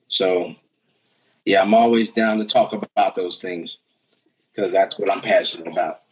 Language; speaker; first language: English; native; English